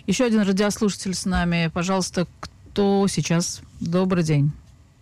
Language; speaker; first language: Russian; native; Russian